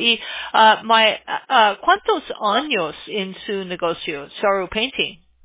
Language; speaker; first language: Spanish; non-native, learner; English